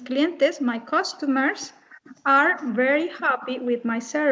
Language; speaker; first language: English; non-native, fluent; Spanish